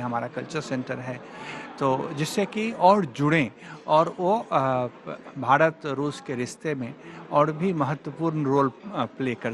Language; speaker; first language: Hindi; native; Hindi